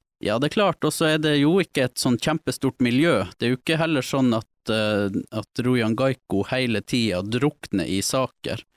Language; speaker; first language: Norwegian; native; Norwegian